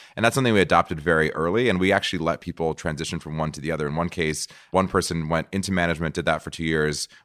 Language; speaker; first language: English; non-native, fluent; Portuguese